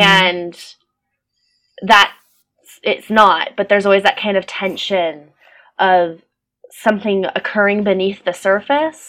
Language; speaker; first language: English; native; English